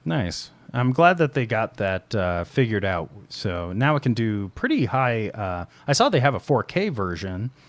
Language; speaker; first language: English; native; English